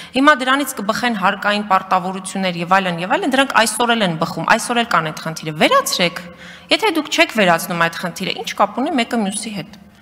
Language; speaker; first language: Armenian; native; Armenian